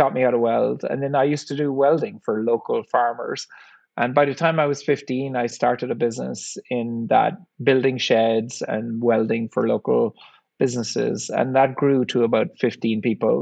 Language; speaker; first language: English; native; English